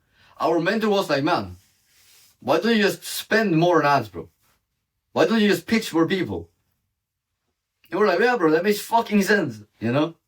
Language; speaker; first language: English; non-native, fluent; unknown